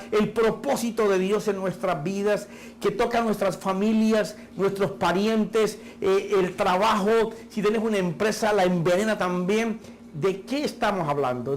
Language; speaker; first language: Spanish; native; Spanish